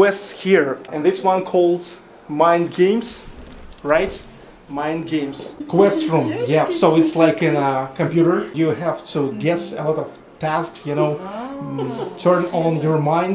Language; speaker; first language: English; non-native, fluent; Russian